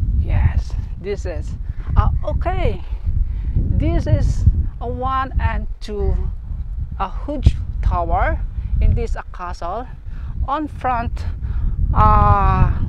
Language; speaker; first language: English; non-native, learner; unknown